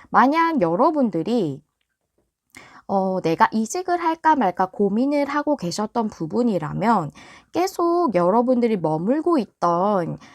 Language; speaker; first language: Korean; native; Korean